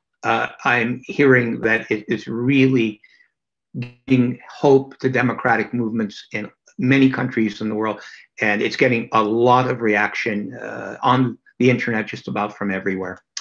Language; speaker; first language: English; native; English